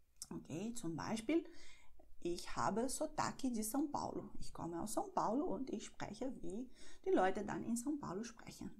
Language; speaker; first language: German; non-native, fluent; Portuguese